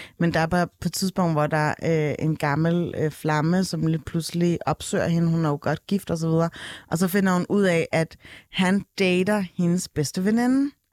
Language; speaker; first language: Danish; native; Danish